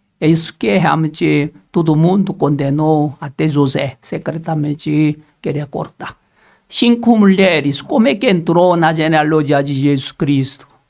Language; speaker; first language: Portuguese; non-native, learner; Korean